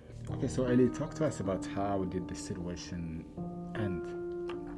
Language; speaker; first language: English; non-native, fluent; Arabic